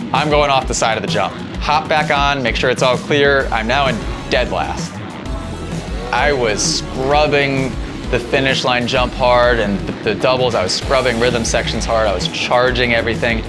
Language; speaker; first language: English; native; English